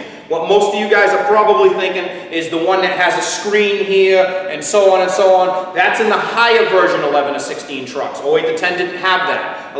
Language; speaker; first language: English; native; English